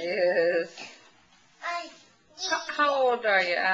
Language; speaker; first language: English; native; English